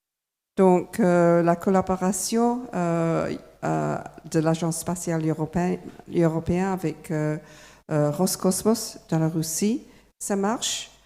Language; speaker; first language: French; non-native, fluent; English